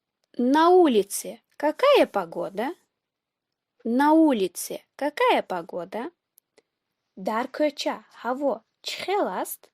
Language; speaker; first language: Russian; non-native, fluent; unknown